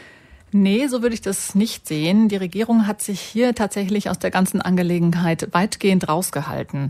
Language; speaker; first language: German; native; German